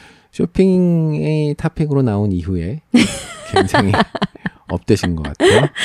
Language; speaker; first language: Korean; native; Korean